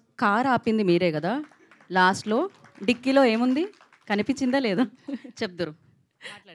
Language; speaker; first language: Telugu; native; Telugu